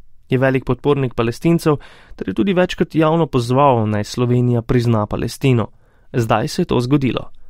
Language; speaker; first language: Slovenian; native; Slovenian